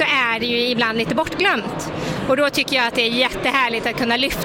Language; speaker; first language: Swedish; native; Swedish